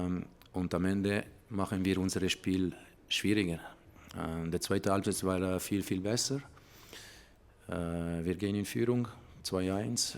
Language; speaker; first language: German; non-native, fluent; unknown